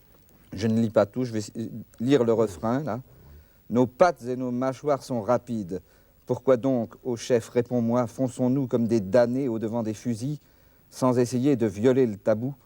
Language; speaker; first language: French; native; French